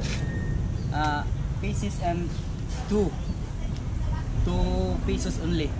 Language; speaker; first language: English; non-native, learner; Filipino